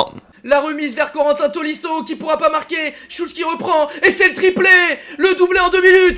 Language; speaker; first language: French; native; French